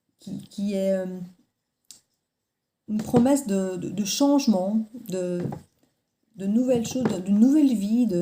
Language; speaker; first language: French; native; French